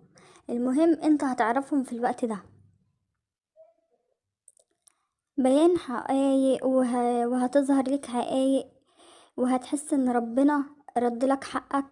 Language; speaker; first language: Arabic; native; Arabic